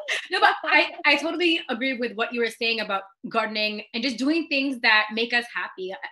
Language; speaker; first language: English; native; English